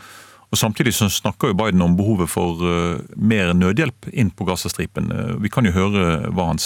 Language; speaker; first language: Norwegian; native; Norwegian